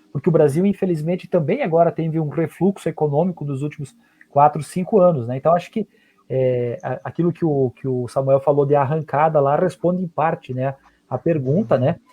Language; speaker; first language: Portuguese; native; Portuguese